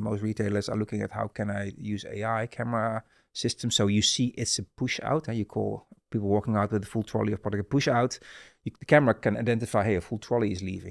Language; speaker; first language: English; non-native, fluent; Dutch